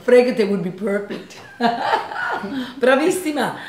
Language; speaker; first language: English; early bilingual, other home language; Italian